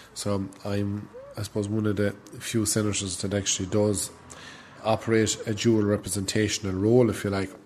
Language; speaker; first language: English; native; English